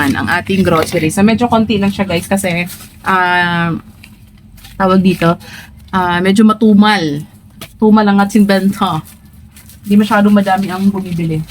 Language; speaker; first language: Filipino; non-native, local second language; Cebuano